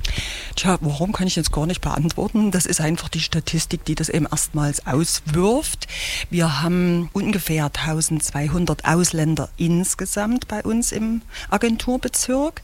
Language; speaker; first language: German; native; German